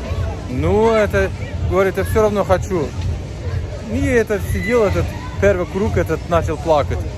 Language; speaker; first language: Russian; non-native, learner; Turkish